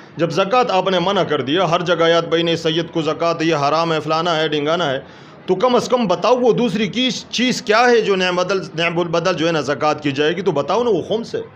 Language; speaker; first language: Urdu; non-native, local second language; Pashto